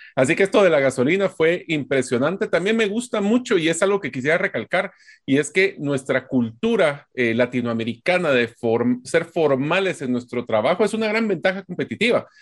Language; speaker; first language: Spanish; native; Spanish